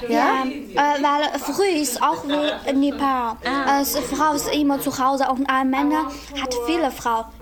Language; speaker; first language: German; non-native, learner; Chinese